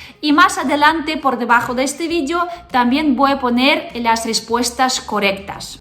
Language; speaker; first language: Spanish; non-native, fluent; Russian